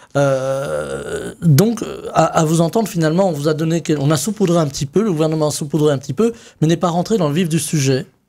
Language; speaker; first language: French; native; French